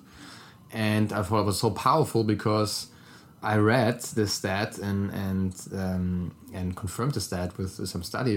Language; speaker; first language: English; non-native, fluent; German